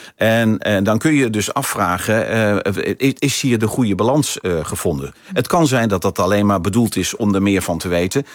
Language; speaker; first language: Dutch; native; Dutch